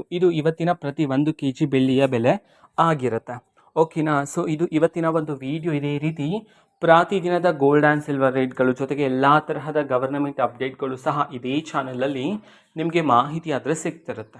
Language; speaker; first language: Kannada; native; Kannada